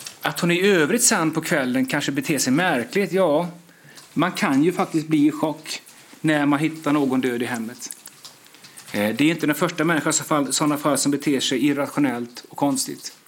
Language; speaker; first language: Swedish; native; Swedish